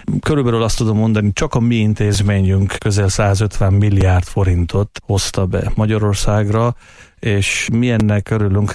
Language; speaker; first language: Hungarian; non-native, fluent; Persian